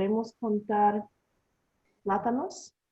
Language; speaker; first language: Spanish; non-native, learner; English